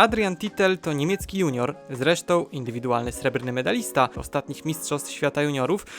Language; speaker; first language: Polish; native; Polish